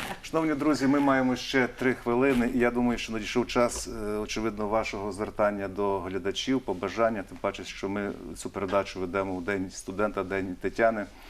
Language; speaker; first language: Ukrainian; native; Ukrainian